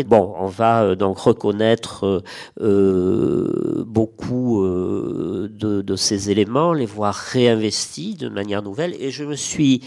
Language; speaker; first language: French; native; French